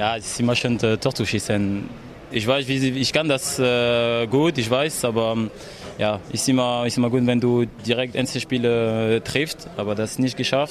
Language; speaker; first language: German; non-native, learner; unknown